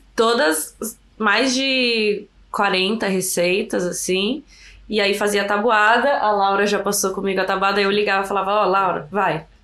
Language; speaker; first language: Portuguese; native; Portuguese